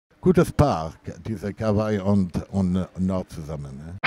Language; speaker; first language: German; non-native, fluent; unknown